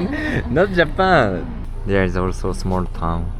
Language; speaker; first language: English; non-native, learner; Japanese